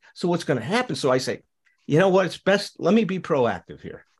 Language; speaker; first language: English; native; English